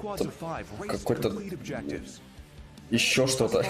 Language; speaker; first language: Russian; native; Russian